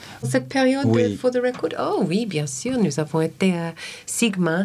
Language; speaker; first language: French; non-native, learner; English